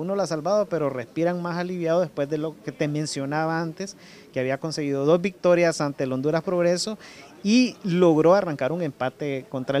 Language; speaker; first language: Spanish; native; Spanish